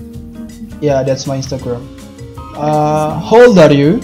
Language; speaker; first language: English; non-native, learner; Indonesian